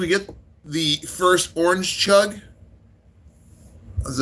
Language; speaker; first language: English; native; English